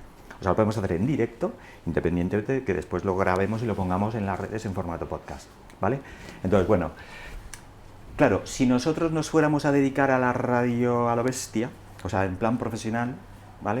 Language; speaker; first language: Spanish; native; Spanish